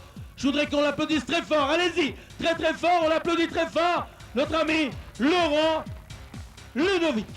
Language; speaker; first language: French; native; French